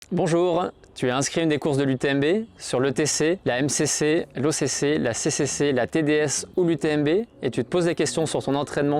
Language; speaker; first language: French; native; French